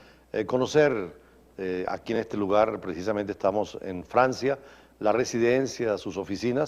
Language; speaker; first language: Spanish; native; Spanish